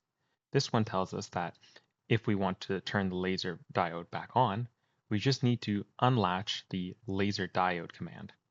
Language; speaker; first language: English; native; English